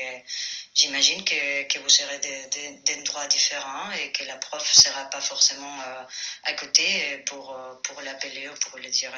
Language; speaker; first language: French; non-native, fluent; Spanish